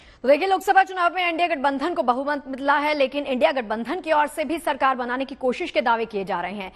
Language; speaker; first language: Hindi; native; Hindi